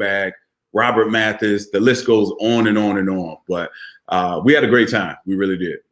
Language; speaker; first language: English; native; English